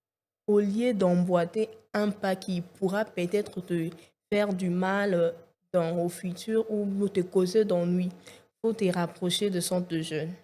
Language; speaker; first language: French; non-native, local second language; Lingala